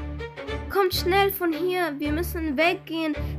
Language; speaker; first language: German; non-native, fluent; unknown